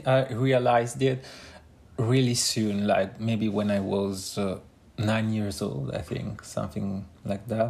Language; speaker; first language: English; non-native, fluent; Italian